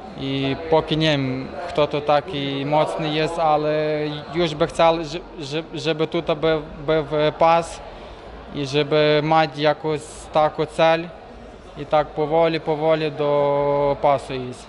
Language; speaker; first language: Polish; non-native, learner; Ukrainian